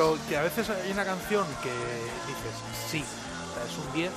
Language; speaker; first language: Spanish; native; Spanish